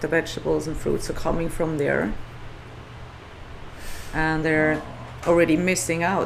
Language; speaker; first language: English; non-native, fluent; Swiss German